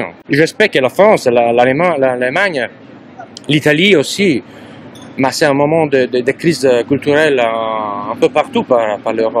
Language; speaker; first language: French; non-native, fluent; Italian